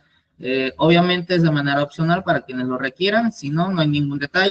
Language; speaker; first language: Spanish; native; Spanish